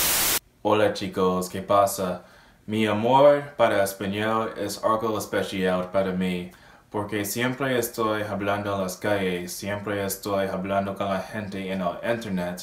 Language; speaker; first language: Spanish; non-native, learner; English